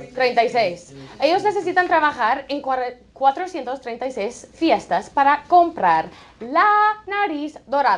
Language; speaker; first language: Spanish; non-native, fluent; English